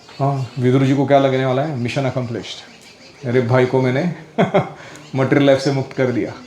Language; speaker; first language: Hindi; non-native, local second language; Marathi